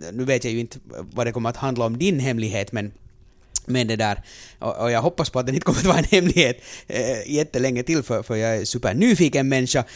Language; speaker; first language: Swedish; native; Swedish